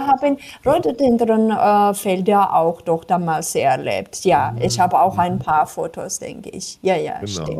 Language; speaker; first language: German; non-native, fluent; Georgian